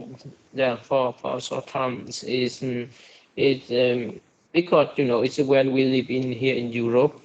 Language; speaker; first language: English; non-native, learner; Vietnamese